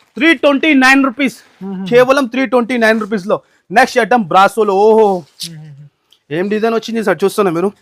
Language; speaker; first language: Telugu; non-native, local second language; Urdu